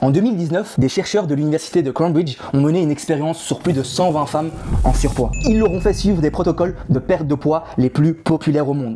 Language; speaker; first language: French; native; French